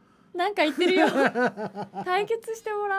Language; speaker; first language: Japanese; native; Japanese